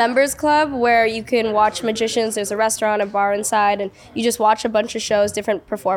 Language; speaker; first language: English; native; English